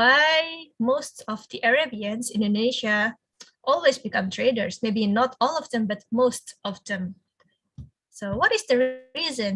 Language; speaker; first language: English; non-native, fluent; Indonesian